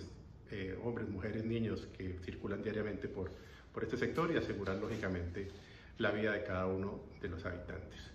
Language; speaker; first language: Spanish; native; Spanish